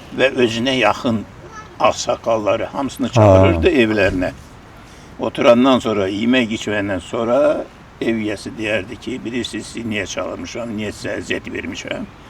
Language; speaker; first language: Azerbaijani; non-native, local second language; Lezghian